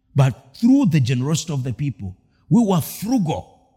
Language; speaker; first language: English; non-native, local second language; Ganda